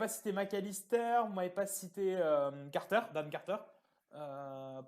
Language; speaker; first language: French; native; French